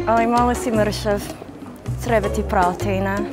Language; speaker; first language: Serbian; non-native, learner; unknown